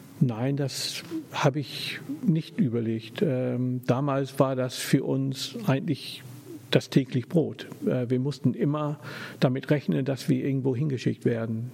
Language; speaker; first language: German; non-native, fluent; English